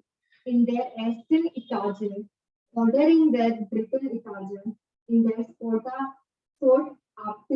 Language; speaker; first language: German; non-native, learner; Hindi